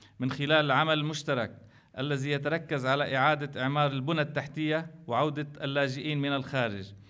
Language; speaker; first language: Arabic; native; Arabic